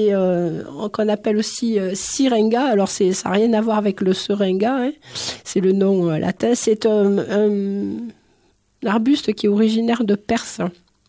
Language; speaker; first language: French; native; French